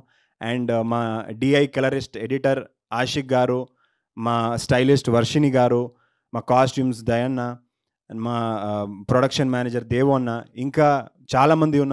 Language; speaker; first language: Telugu; non-native, learner; Kannada